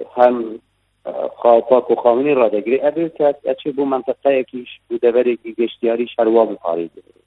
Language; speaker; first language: Central Kurdish; non-native, local second language; Kurdish